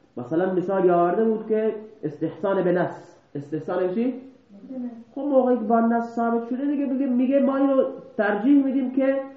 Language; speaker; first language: Persian; non-native, local second language; Baluchi